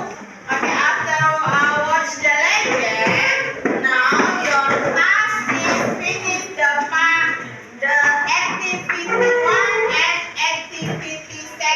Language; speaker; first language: English; non-native, learner; Indonesian